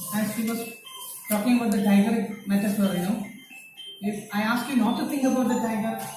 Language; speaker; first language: English; non-native, local second language; Malayalam